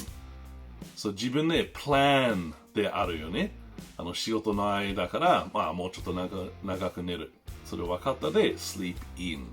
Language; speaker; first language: Japanese; non-native, learner; English